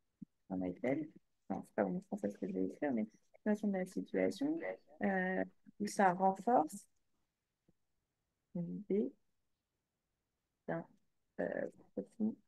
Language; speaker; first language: French; native; French